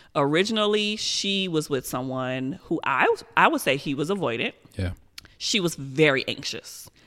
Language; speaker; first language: English; native; English